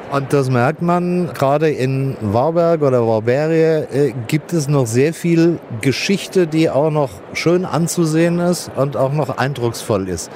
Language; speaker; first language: German; native; German